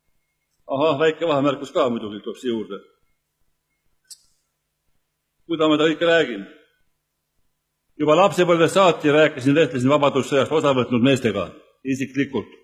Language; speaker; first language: Estonian; native; Estonian